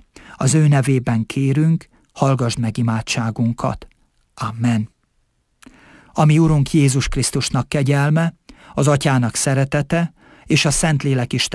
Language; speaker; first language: Hungarian; native; Hungarian